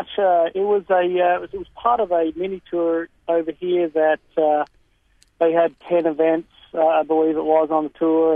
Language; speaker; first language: English; native; English